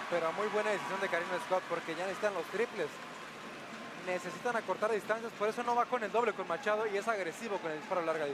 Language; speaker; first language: Spanish; native; Spanish